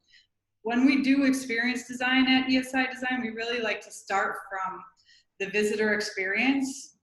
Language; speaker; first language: English; native; English